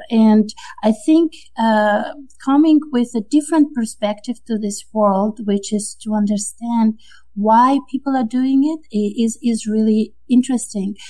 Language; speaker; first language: English; non-native, fluent; Romanian